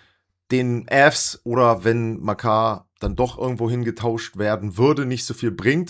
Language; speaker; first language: German; native; German